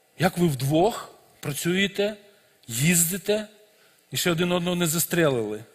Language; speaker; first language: Ukrainian; native; Ukrainian